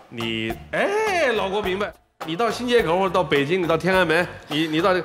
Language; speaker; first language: Chinese; native; Chinese